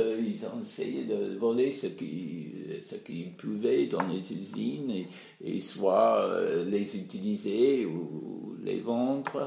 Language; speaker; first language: French; non-native, fluent; English